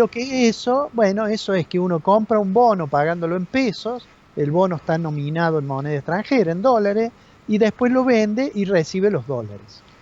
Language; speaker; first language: Spanish; native; Spanish